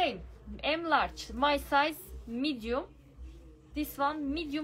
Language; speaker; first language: English; non-native, learner; Turkish